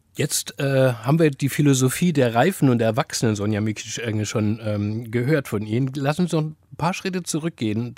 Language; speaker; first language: German; native; German